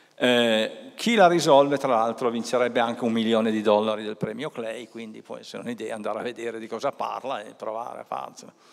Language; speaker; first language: Italian; native; Italian